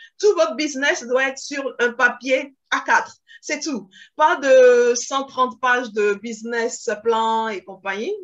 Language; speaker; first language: French; early bilingual, other home language; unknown